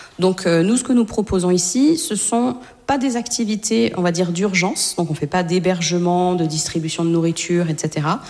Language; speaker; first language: French; native; French